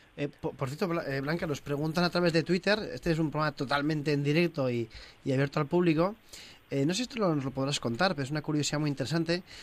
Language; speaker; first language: Spanish; native; Spanish